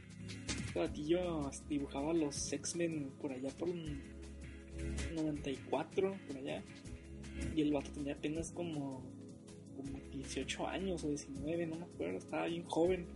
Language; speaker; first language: Spanish; native; Spanish